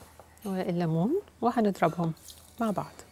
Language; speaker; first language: Arabic; native; Arabic